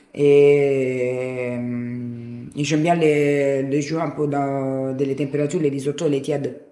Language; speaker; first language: French; non-native, fluent; Italian